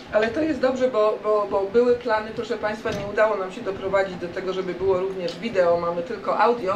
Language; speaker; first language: Polish; native; Polish